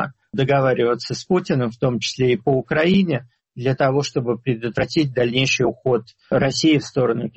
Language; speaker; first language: Russian; native; Russian